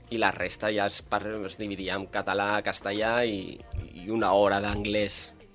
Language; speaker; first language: Catalan; non-native, local second language; Occitan